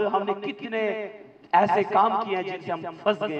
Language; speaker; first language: Hindi; native; Hindi